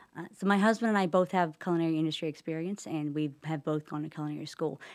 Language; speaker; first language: English; native; English